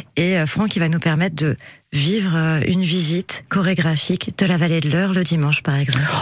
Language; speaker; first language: French; native; French